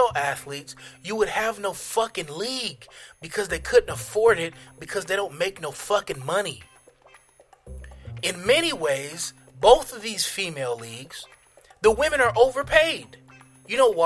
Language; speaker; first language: English; native; English